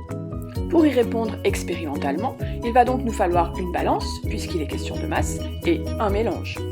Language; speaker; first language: French; native; French